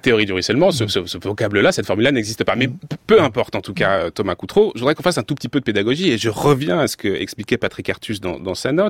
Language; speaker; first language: French; native; French